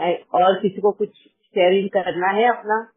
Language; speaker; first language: Hindi; native; Hindi